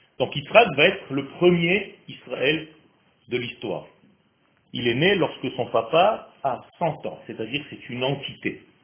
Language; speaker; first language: French; non-native, fluent; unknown